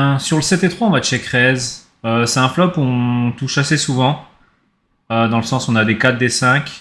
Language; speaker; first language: French; native; French